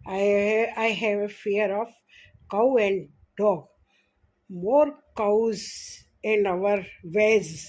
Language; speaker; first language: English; non-native, learner; Hindi